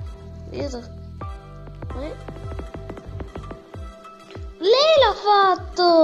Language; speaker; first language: Italian; early bilingual, other home language; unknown